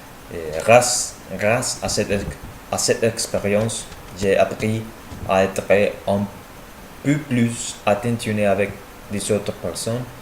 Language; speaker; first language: French; non-native, learner; Spanish